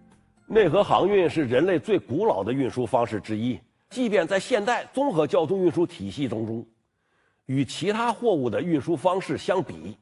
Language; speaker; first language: Chinese; native; Chinese